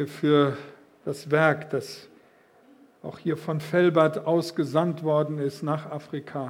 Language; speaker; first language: German; native; German